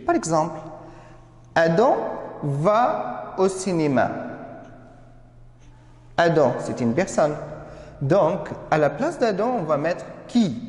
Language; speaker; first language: French; non-native, fluent; Arabic